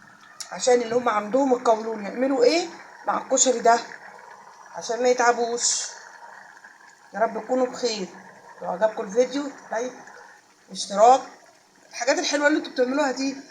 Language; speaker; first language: Arabic; native; Arabic